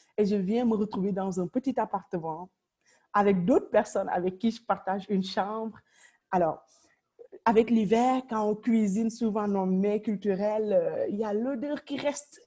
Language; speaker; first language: French; non-native, local second language; Wolof